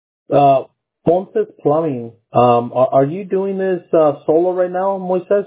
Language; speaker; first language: English; early bilingual, other home language; Spanish